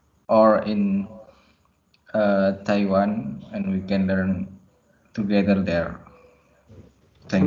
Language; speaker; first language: English; non-native, learner; Indonesian